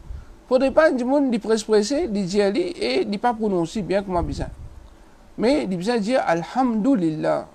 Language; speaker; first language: French; non-native, local second language; Morisyen